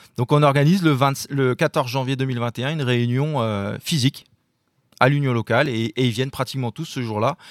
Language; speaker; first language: French; native; French